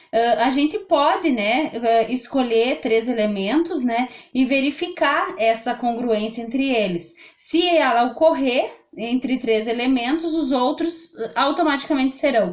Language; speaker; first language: Portuguese; native; Portuguese